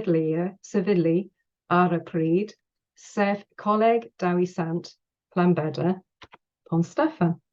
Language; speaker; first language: Welsh; non-native, learner; English